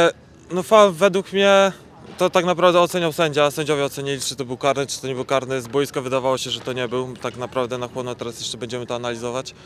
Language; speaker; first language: Polish; native; Polish